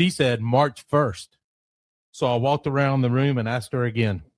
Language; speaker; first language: English; native; English